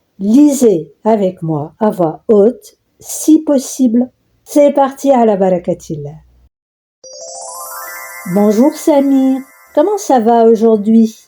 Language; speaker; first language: French; non-native, local second language; Arabic